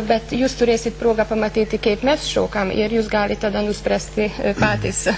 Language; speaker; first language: Lithuanian; non-native, fluent; Hungarian